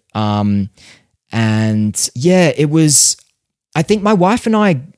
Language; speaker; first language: English; native; English